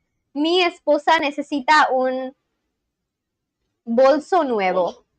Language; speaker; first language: Spanish; non-native, learner; Bangla